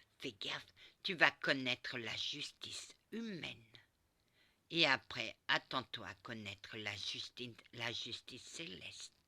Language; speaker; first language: French; early bilingual, other home language; Portuguese